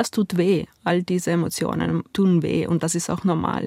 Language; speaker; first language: German; non-native, fluent; Ukrainian